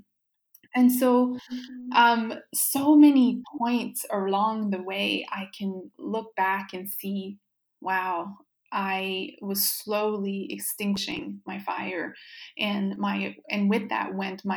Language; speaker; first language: English; non-native, fluent; French